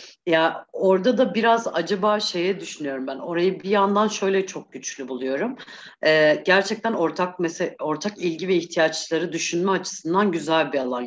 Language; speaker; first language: Turkish; native; Turkish